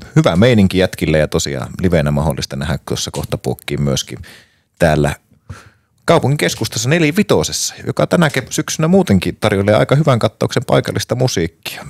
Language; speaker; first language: Finnish; native; Finnish